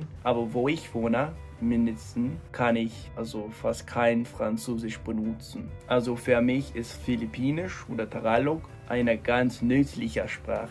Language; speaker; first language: German; non-native, fluent; English